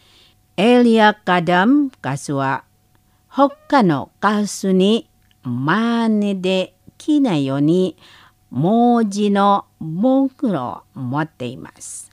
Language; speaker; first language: Japanese; non-native, fluent; Indonesian